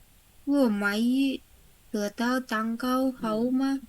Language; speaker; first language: Chinese; non-native, learner; Indonesian